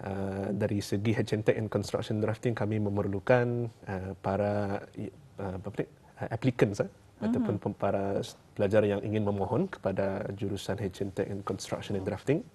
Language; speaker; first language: Malay; native; Malay